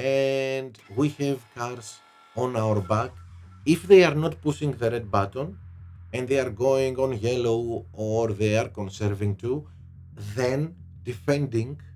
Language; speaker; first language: English; non-native, fluent; Greek